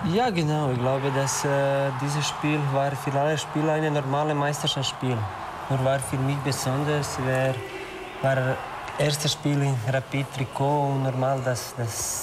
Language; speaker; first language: German; non-native, learner; Croatian